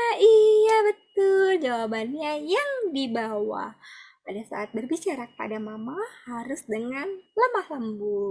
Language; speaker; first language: Indonesian; native; Indonesian